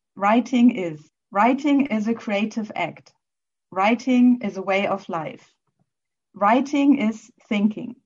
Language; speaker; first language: English; non-native, fluent; German